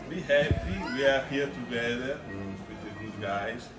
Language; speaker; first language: English; non-native, learner; Italian